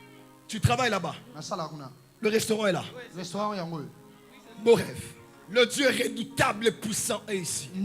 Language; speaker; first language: French; non-native, local second language; Lingala